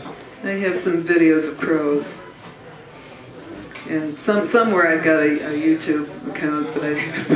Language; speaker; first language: English; native; English